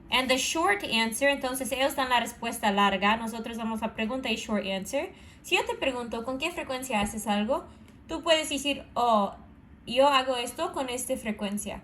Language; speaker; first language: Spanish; non-native, fluent; English